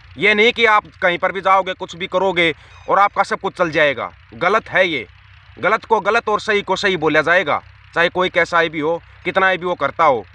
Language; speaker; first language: Hindi; non-native, local second language; Punjabi